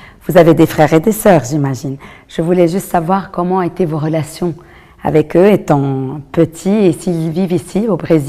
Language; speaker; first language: French; non-native, local second language; Arabic